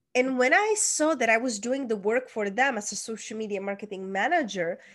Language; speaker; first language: English; non-native, fluent; Czech